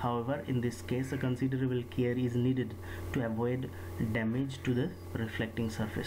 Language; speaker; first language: English; non-native, local second language; Bangla